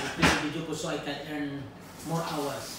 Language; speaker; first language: English; non-native, learner; Filipino